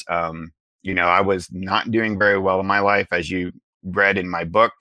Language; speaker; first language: English; native; English